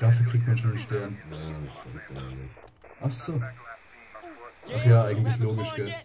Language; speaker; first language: German; native; German